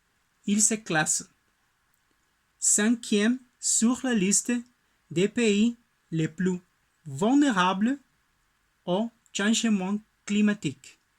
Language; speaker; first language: French; non-native, learner; Spanish